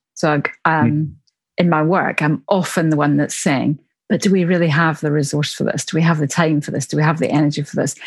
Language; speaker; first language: English; native; English